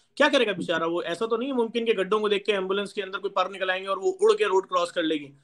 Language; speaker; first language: Urdu; native; Urdu